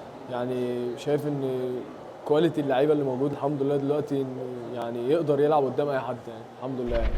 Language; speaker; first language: Arabic; native; Arabic